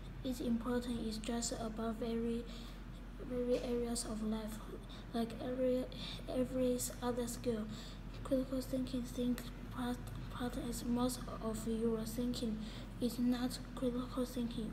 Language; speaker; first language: English; non-native, learner; Chinese